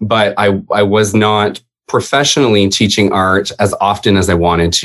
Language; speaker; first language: English; native; English